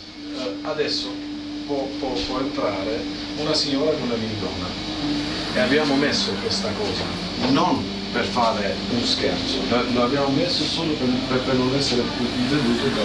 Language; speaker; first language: Italian; non-native, fluent; Albanian